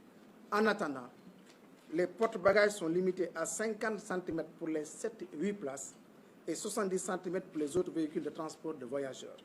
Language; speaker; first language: French; non-native, local second language; Wolof